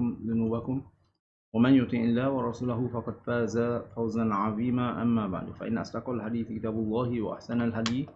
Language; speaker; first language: Arabic; non-native, fluent; Malay